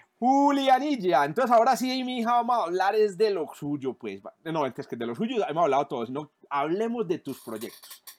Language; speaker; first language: Spanish; native; Spanish